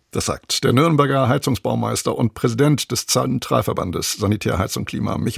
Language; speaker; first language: German; native; German